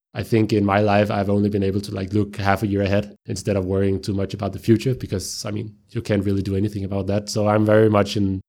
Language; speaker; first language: English; non-native, fluent; Danish